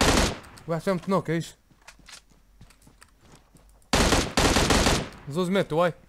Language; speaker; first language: Arabic; native; Arabic